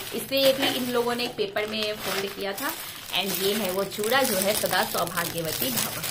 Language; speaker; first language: Hindi; native; Hindi